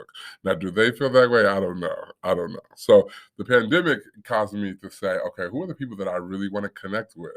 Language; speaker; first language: English; native; English